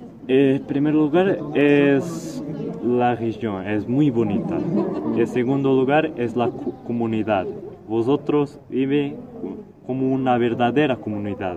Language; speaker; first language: Spanish; non-native, learner; Portuguese